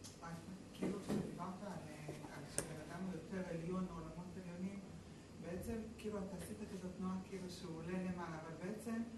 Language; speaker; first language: Hebrew; native; Hebrew